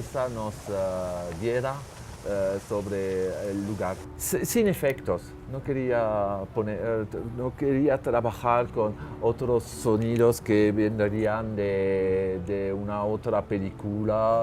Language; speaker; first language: Spanish; non-native, learner; French